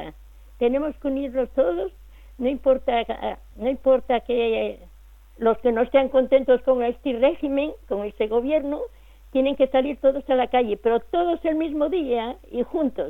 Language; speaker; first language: Spanish; native; Spanish